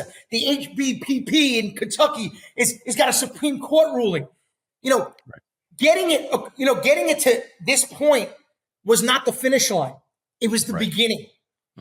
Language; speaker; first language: English; native; English